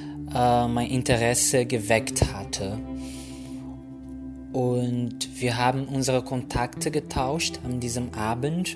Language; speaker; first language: German; non-native, fluent; Portuguese